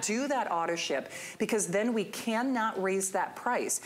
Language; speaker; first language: English; native; English